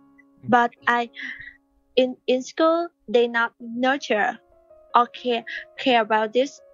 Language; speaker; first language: English; non-native, learner; Vietnamese